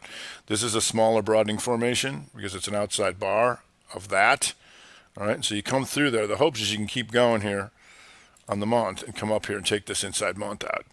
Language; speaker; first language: English; native; English